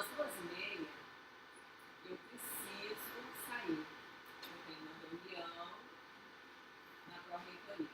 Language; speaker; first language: Portuguese; native; Portuguese